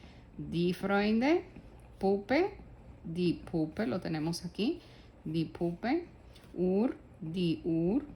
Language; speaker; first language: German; non-native, fluent; Spanish